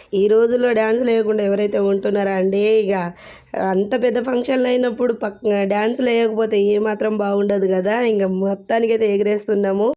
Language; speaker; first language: Telugu; native; Telugu